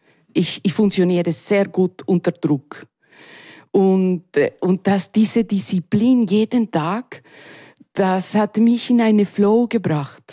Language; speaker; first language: German; non-native, learner; Spanish